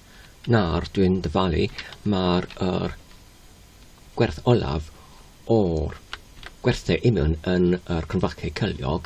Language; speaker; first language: Welsh; non-native, learner; English